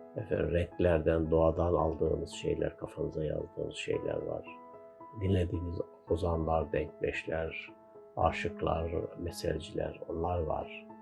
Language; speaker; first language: Turkish; native; Turkish